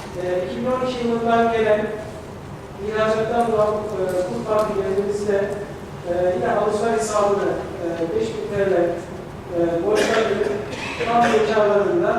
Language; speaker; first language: Turkish; native; Turkish